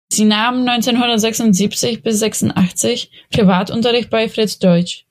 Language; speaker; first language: German; non-native, fluent; Czech